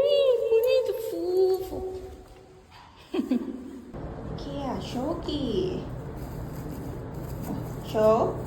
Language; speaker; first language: Portuguese; non-native, learner; Thai